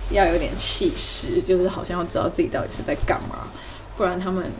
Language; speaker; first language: Chinese; early bilingual, other home language; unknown